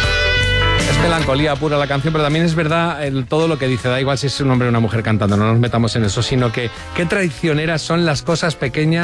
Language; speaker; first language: Spanish; native; Spanish